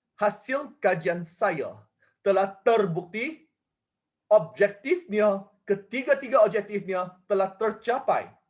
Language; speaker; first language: Malay; non-native, local second language; Chinese